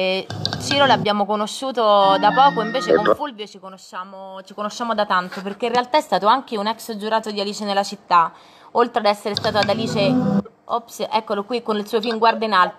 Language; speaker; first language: Italian; native; Italian